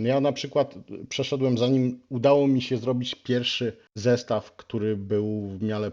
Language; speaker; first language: Polish; native; Polish